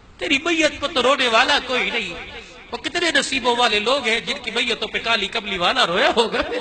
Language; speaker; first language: Urdu; non-native, local second language; Punjabi